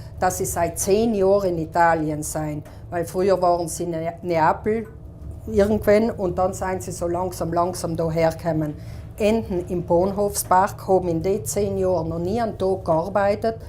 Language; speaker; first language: German; native; German